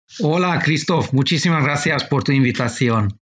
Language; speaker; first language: Spanish; non-native, fluent; Hungarian